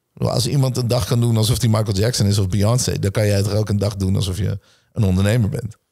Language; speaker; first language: Dutch; early bilingual, other home language; Hebrew